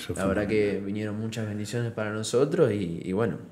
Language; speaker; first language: Spanish; native; Spanish